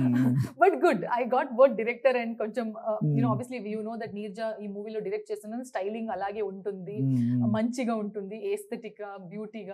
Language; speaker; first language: Telugu; non-native, learner; Kannada